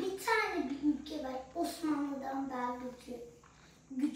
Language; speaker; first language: Turkish; early bilingual, heritage; Turkish